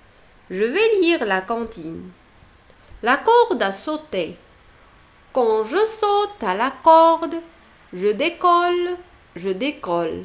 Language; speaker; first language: French; non-native, local second language; Arabic